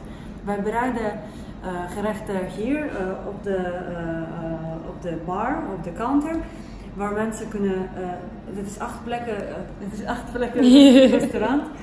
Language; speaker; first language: Dutch; non-native, fluent; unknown